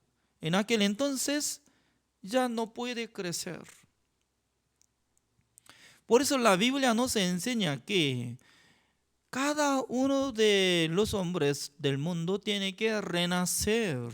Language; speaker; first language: Spanish; non-native, fluent; Korean